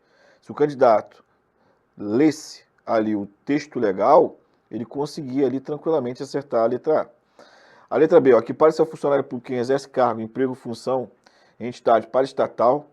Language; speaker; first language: Portuguese; native; Portuguese